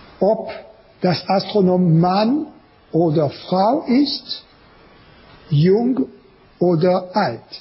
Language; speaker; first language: German; non-native, learner; French